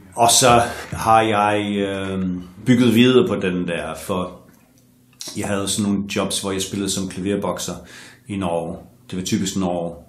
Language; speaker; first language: Danish; non-native, fluent; English